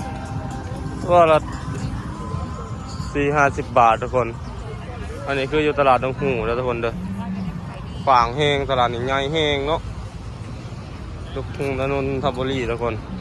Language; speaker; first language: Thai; non-native, local second language; Northeastern Thai